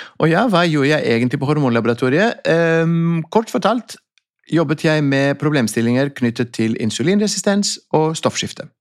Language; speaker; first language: Norwegian; non-native, fluent; Greek